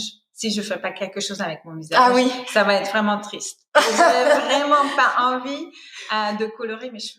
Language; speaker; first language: French; non-native, fluent; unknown